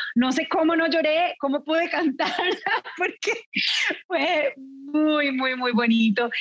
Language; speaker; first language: Spanish; native; Spanish